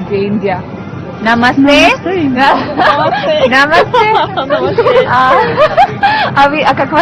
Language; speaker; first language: Russian; non-native, learner; Hindi